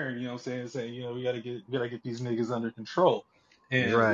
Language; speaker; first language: English; native; English